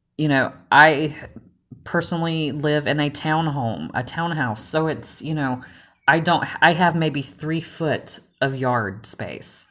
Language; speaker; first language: English; native; English